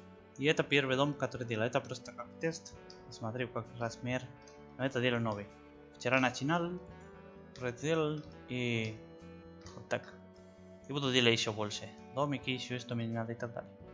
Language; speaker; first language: Russian; non-native, learner; Spanish